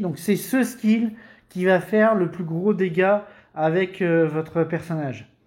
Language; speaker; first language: French; native; French